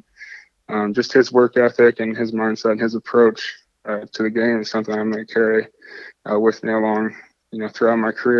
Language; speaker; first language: English; native; English